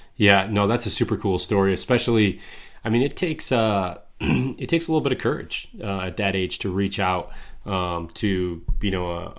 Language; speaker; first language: English; native; English